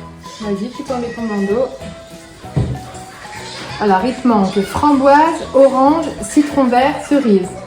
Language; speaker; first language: French; native; French